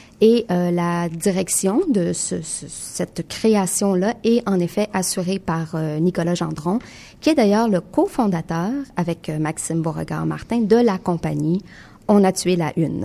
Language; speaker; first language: French; native; French